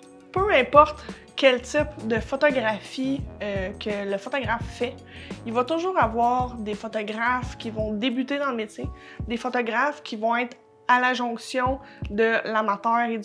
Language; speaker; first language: French; native; French